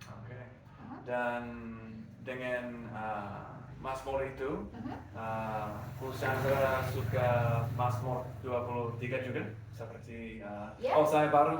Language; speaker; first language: Indonesian; non-native, learner; English